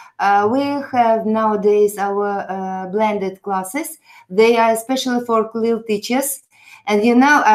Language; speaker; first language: English; non-native, fluent; Uzbek